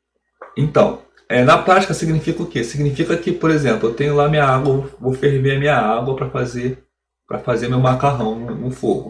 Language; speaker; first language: Portuguese; native; Portuguese